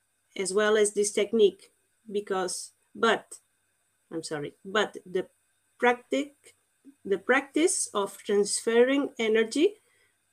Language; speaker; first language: English; non-native, fluent; Portuguese